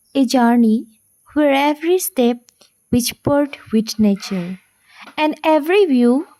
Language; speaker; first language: English; non-native, local second language; Assamese